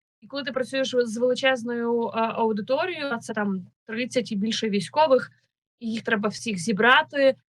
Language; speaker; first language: Ukrainian; native; Ukrainian